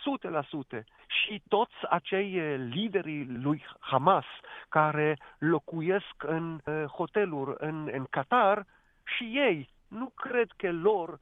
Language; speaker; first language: Romanian; non-native, fluent; Hebrew